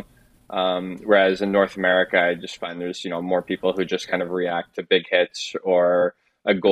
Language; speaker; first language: English; native; English